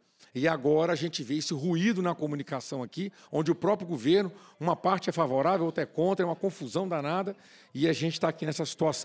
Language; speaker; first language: Portuguese; native; Portuguese